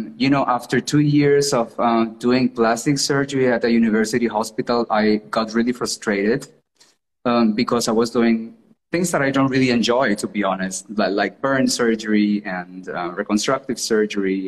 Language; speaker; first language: English; non-native, fluent; Spanish